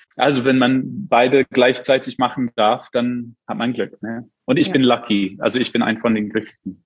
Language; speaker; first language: German; non-native, fluent; English